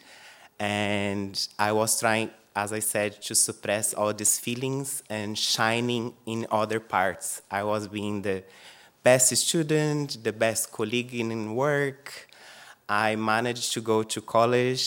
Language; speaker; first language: English; non-native, fluent; Portuguese